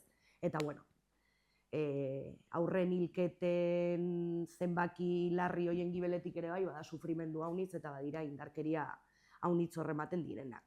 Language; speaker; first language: Basque; native; Basque